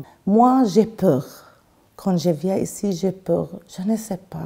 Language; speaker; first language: French; non-native, learner; Arabic